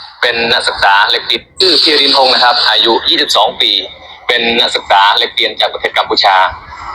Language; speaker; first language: Thai; non-native, fluent; Khmer